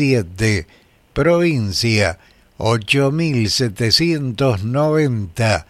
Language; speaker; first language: Spanish; native; Spanish